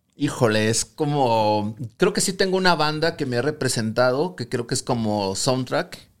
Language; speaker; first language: Spanish; native; Spanish